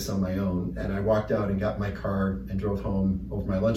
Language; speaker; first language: English; native; English